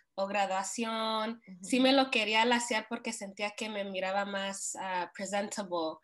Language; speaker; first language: Spanish; early bilingual, heritage; Spanish